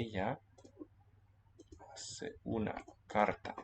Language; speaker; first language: Catalan; non-native, learner; English